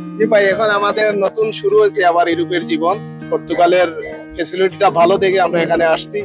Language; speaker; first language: Bangla; native; Bangla